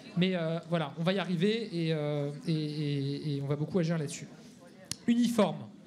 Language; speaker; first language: French; native; French